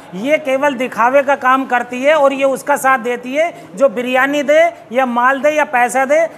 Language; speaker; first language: Hindi; native; Hindi